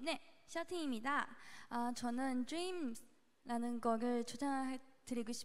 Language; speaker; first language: Korean; non-native, learner; Chinese